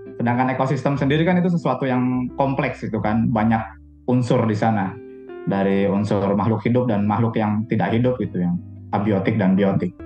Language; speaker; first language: Indonesian; native; Indonesian